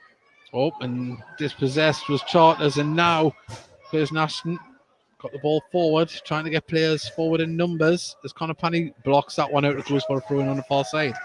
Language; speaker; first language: English; native; English